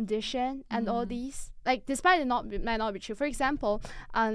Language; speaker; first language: English; non-native, fluent; Chinese